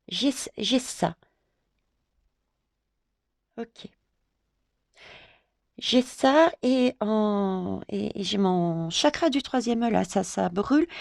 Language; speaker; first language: French; native; French